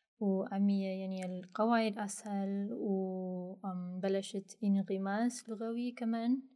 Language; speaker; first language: Arabic; non-native, learner; Malay